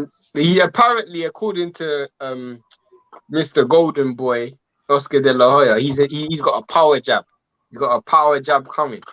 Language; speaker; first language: English; native; English